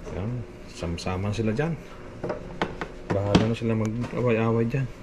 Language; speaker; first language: Filipino; native; Filipino